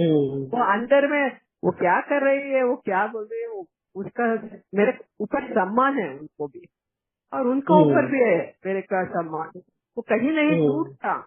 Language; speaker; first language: Hindi; non-native, local second language; Kannada